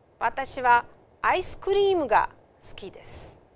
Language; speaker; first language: Japanese; non-native, fluent; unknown